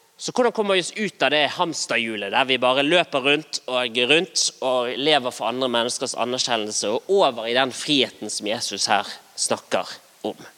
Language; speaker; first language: Norwegian; native; Norwegian